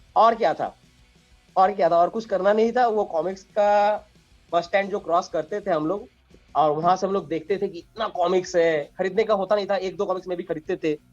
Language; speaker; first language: Hindi; non-native, local second language; Bangla